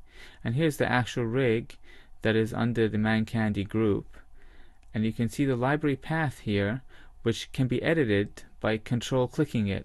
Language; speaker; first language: English; native; English